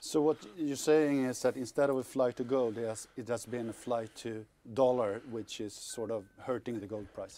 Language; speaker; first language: English; non-native, fluent; Swedish